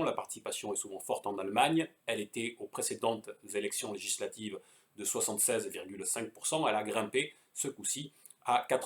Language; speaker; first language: French; native; French